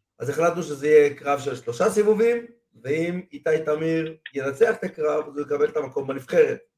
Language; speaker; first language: Hebrew; non-native, fluent; Spanish